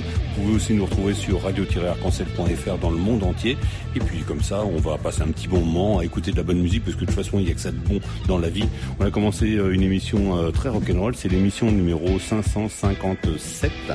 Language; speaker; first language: French; native; French